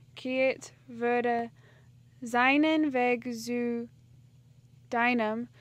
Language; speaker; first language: German; non-native, learner; English